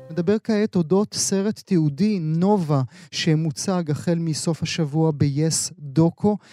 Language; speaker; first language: Hebrew; native; Hebrew